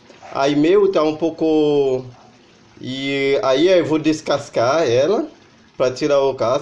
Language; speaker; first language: Portuguese; non-native, learner; Haitian Creole